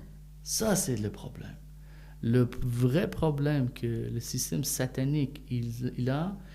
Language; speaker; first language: French; non-native, fluent; Persian